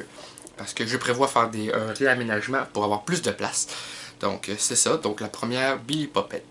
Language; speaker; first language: French; native; French